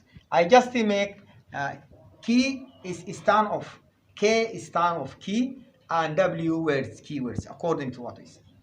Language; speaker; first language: English; non-native, fluent; Arabic